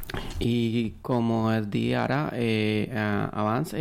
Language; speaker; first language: Catalan; non-native, learner; Spanish